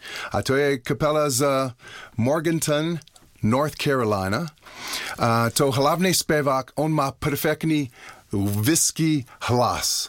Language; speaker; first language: Czech; non-native, learner; English